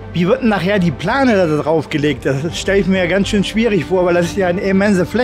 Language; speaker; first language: German; native; German